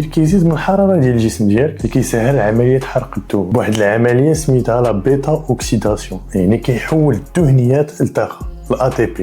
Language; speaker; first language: Arabic; native; Arabic